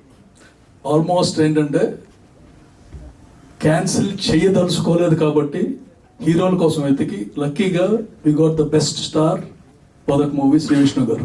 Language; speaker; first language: Telugu; native; Telugu